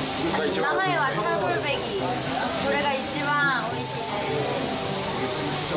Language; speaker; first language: Japanese; non-native, learner; Korean